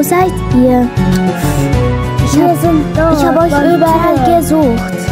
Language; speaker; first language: German; non-native, learner; Arabic